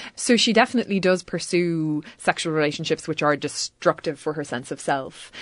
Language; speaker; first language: English; native; English